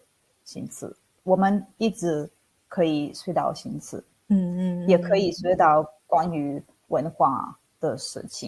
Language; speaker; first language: Chinese; non-native, fluent; Italian